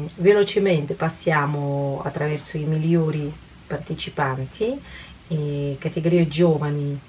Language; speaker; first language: Italian; non-native, fluent; Russian